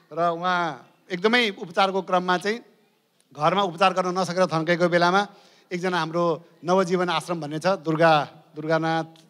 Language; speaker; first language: Nepali; native; Nepali